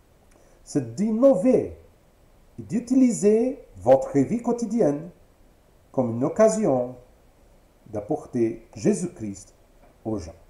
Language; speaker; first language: French; non-native, fluent; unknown